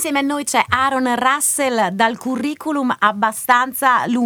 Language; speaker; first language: Italian; native; Italian